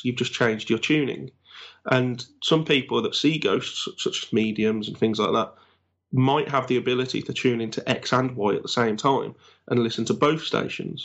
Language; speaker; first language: English; native; English